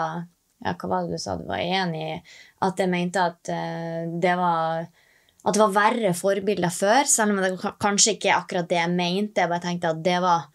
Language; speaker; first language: Norwegian; native; Norwegian